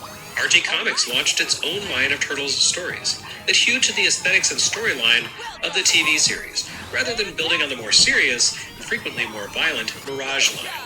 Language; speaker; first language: English; native; English